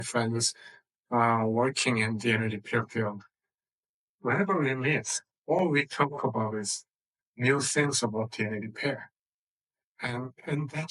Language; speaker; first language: English; non-native, fluent; Korean